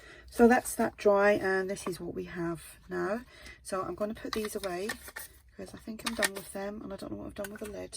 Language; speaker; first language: English; native; English